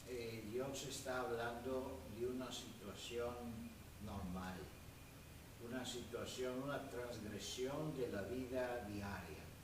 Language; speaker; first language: Spanish; non-native, fluent; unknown